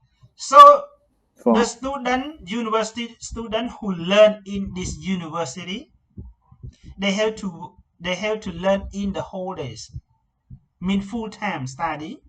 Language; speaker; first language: English; non-native, learner; Khmer